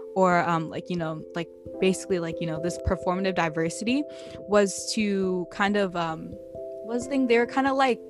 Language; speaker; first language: English; early bilingual, other home language; Filipino